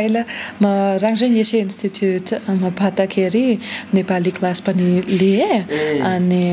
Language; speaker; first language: Nepali; non-native, learner; German